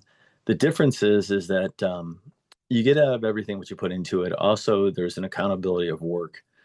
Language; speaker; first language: English; native; English